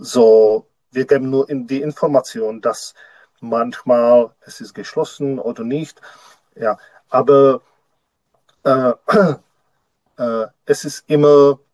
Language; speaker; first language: German; non-native, learner; Czech